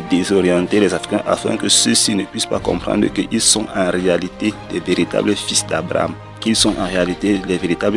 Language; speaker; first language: French; non-native, local second language; Kongo